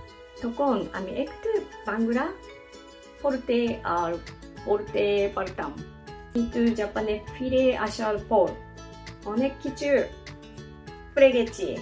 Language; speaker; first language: Bangla; non-native, learner; Japanese